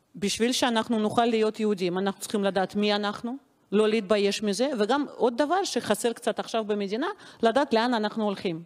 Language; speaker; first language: Hebrew; non-native, fluent; Russian